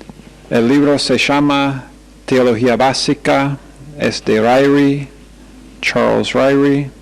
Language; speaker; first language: Spanish; non-native, fluent; English